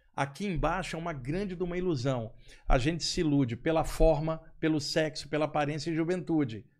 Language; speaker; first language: Portuguese; native; Portuguese